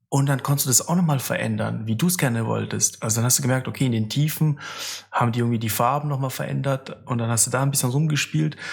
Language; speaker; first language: German; native; German